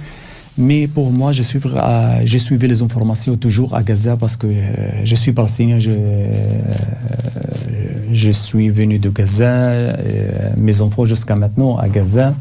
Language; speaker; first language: French; non-native, learner; Arabic